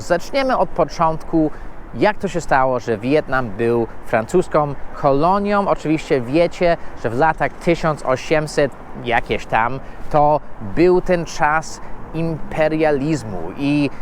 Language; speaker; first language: Polish; non-native, fluent; English